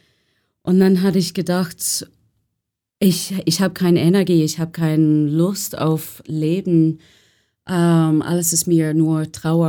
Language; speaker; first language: German; non-native, learner; English